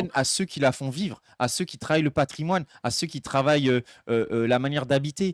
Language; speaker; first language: French; native; French